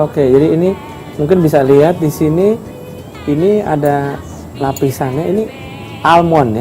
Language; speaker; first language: Indonesian; native; Indonesian